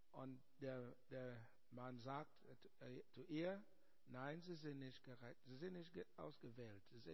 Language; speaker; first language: German; non-native, learner; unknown